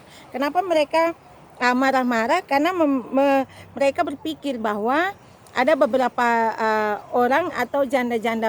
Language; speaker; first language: Indonesian; native; Indonesian